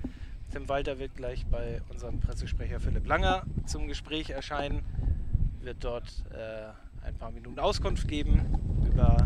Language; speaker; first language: German; native; German